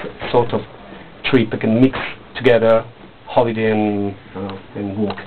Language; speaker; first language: English; non-native, fluent; Italian